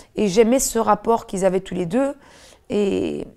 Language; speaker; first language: French; native; French